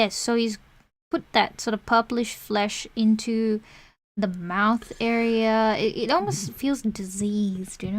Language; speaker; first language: English; native; English